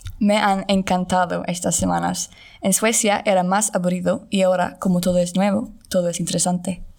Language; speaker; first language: Spanish; non-native, learner; Swedish